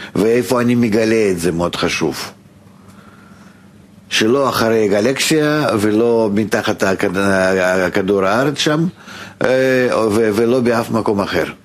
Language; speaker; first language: Hebrew; non-native, fluent; Russian